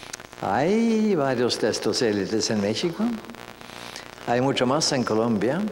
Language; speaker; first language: Spanish; non-native, fluent; Norwegian